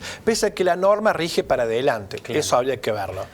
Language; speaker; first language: Spanish; native; Spanish